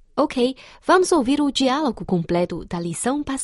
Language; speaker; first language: Portuguese; non-native, fluent; Chinese